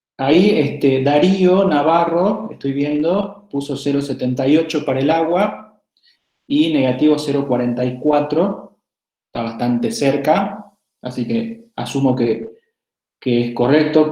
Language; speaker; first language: Spanish; native; Spanish